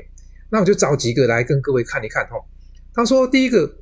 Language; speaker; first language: Chinese; native; Chinese